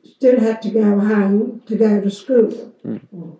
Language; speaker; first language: English; native; English